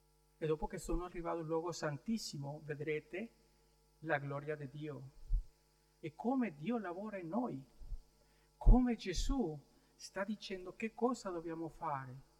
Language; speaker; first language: Italian; non-native, learner; Spanish